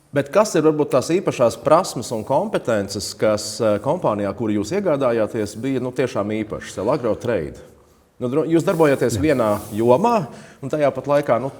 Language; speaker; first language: Latvian; native; Latvian